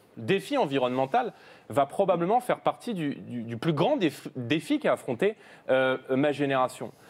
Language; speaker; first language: French; native; French